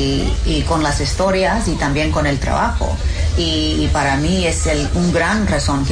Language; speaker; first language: Spanish; early bilingual, heritage; English